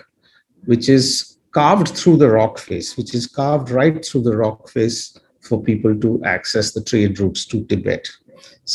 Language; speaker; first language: English; non-native, local second language; Hindi